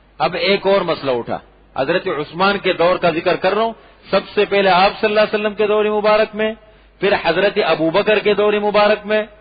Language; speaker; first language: Urdu; non-native, local second language; Pashto